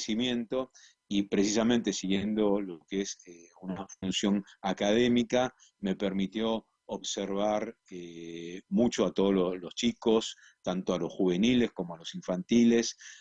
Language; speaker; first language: Spanish; native; Spanish